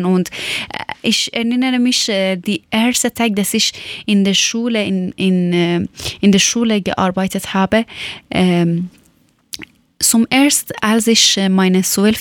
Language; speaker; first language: German; non-native, learner; Persian